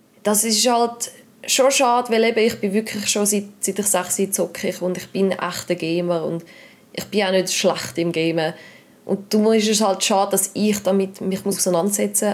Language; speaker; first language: German; native; German